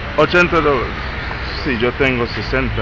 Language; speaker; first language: Spanish; non-native, learner; English